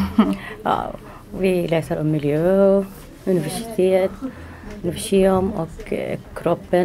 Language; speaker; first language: Swedish; non-native, learner; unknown